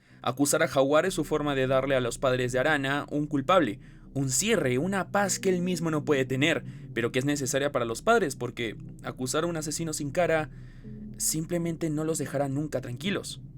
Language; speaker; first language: Spanish; native; Spanish